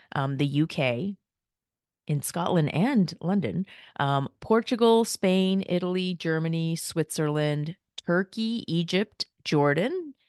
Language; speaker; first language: English; early bilingual, other home language; Korean